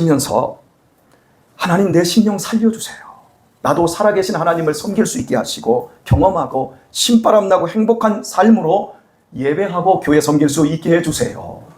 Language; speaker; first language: Korean; native; Korean